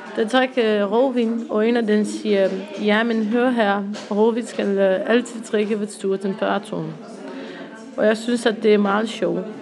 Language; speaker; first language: Danish; non-native, learner; Romanian